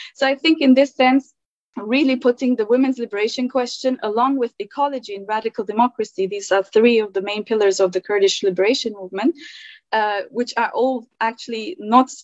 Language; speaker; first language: English; early bilingual, other home language; German